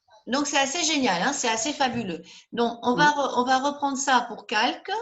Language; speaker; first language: French; native; French